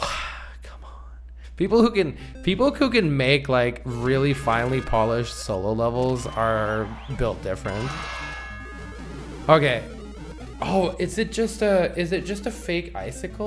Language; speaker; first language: English; native; English